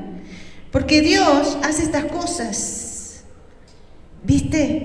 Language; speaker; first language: Spanish; native; Spanish